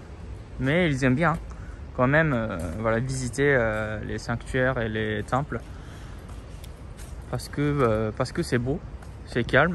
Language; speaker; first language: French; non-native, fluent; Japanese